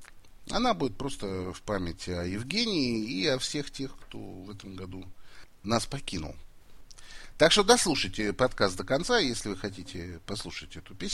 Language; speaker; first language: Russian; native; Russian